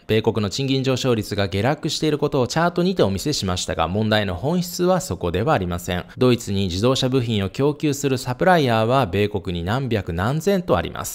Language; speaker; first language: Japanese; native; Japanese